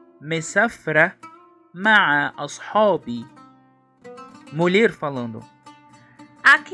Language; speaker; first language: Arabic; non-native, fluent; Portuguese